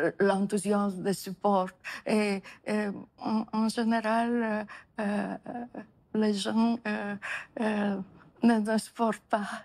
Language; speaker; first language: French; non-native, fluent; Romanian